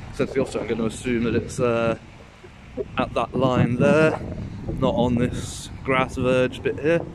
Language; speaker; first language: English; native; English